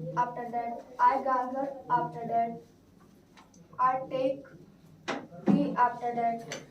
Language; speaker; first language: English; non-native, learner; Hindi